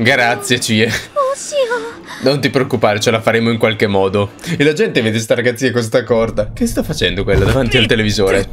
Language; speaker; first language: Italian; native; Italian